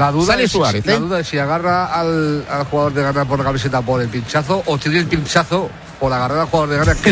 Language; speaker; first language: Spanish; native; Spanish